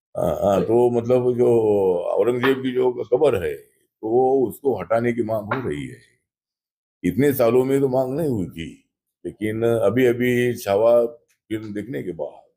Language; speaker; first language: Hindi; non-native, local second language; Marathi